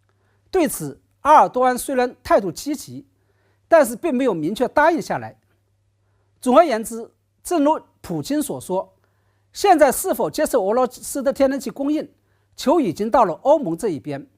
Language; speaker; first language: Chinese; native; Chinese